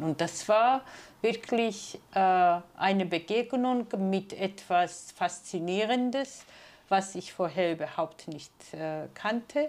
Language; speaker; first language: German; non-native, fluent; Georgian